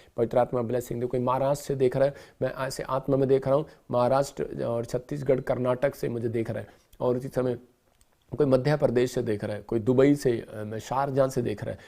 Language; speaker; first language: Hindi; non-native, local second language; Punjabi